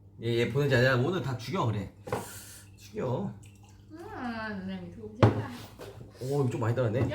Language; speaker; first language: Korean; native; Korean